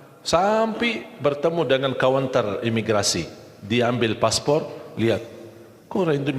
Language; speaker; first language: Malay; non-native, fluent; Arabic